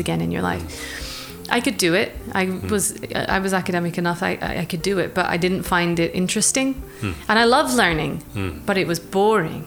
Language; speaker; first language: English; native; English